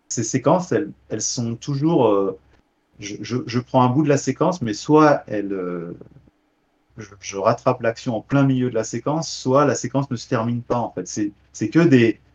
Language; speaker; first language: French; native; French